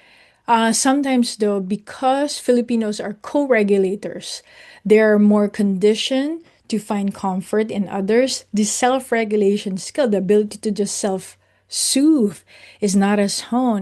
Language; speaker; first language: English; non-native, local second language; Filipino